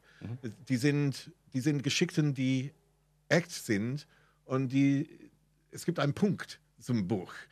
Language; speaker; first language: German; non-native, fluent; English